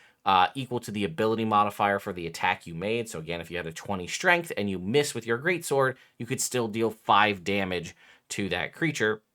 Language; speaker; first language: English; native; English